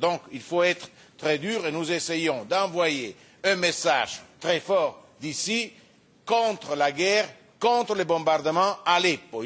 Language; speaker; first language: French; non-native, fluent; Italian